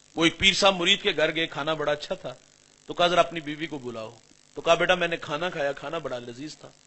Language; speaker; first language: Urdu; non-native, local second language; Punjabi